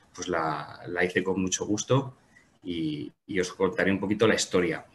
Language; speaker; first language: Spanish; native; Spanish